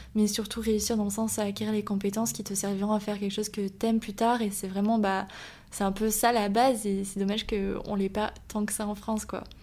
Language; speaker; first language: French; native; French